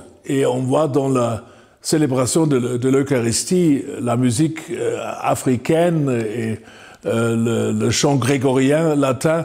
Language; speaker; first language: French; non-native, fluent; German